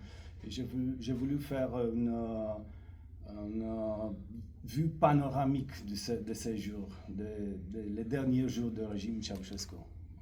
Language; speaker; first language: French; non-native, fluent; Romanian